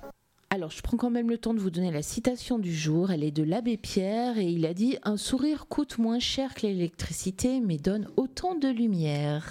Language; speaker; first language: French; native; French